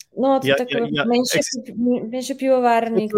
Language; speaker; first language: Czech; non-native, fluent; Slovenian